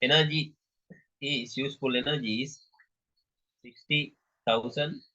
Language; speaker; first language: English; non-native, local second language; Sinhala